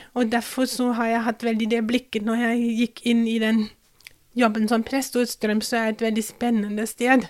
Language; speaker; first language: Norwegian; non-native, fluent; German